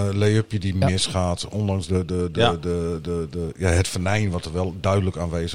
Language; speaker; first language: Dutch; native; Dutch